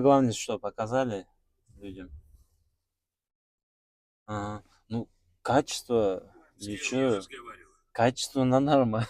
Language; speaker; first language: Russian; non-native, learner; Kyrgyz